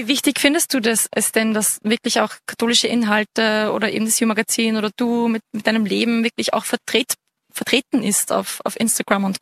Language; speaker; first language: German; native; German